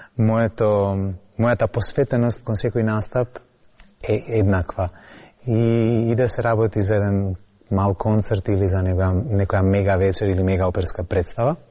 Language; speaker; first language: Macedonian; native; Macedonian